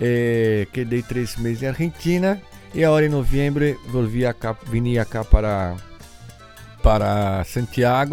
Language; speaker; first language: Spanish; non-native, fluent; Portuguese